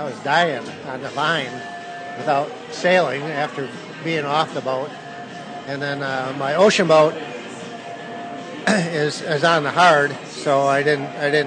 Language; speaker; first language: English; native; English